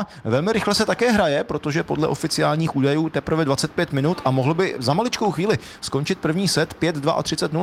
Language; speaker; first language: Czech; native; Czech